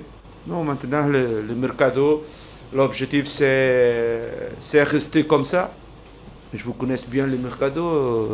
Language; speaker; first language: French; non-native, learner; Portuguese